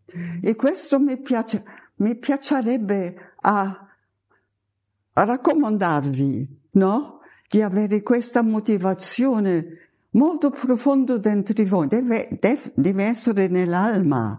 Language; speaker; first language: Italian; non-native, fluent; German